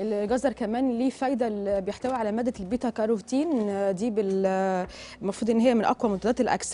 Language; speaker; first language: Arabic; native; Arabic